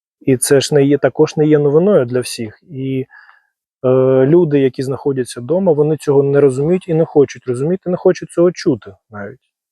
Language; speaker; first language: Ukrainian; non-native, local second language; Russian